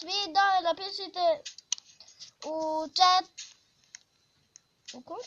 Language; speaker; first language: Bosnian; early bilingual, heritage; Bosnian